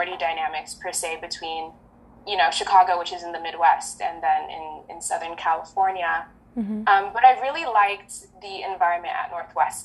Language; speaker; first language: English; early bilingual, other home language; French